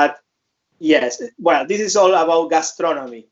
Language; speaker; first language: English; non-native, fluent; Spanish